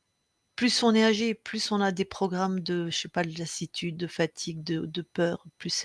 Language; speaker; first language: French; native; French